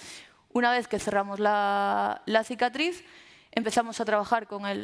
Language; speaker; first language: Spanish; native; Spanish